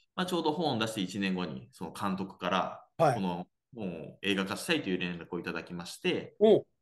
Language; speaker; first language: Japanese; native; Japanese